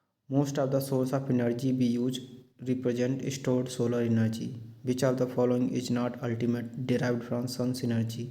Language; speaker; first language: Hindi; native; Hindi